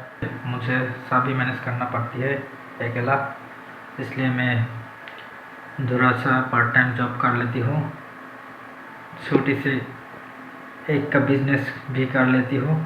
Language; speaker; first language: Hindi; non-native, learner; Bangla